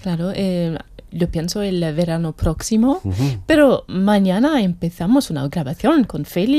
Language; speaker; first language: Spanish; non-native, fluent; German